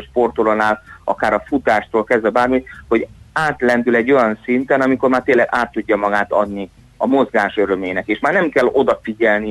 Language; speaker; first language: Hungarian; native; Hungarian